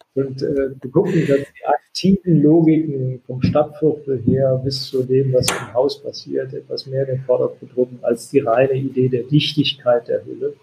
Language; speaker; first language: German; native; German